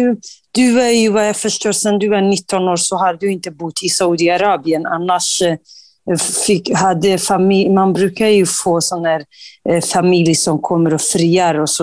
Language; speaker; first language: Swedish; non-native, fluent; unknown